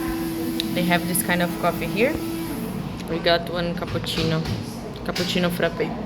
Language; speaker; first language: English; non-native, learner; Portuguese